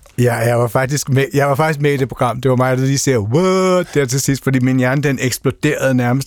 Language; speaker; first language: Danish; native; Danish